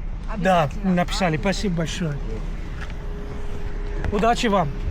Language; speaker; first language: Russian; non-native, fluent; English